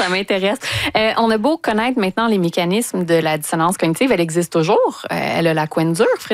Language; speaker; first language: French; native; French